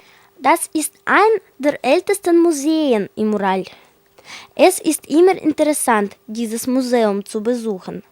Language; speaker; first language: German; non-native, learner; Russian